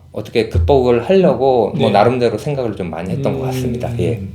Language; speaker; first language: Korean; native; Korean